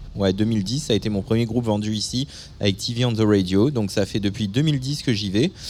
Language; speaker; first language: French; native; French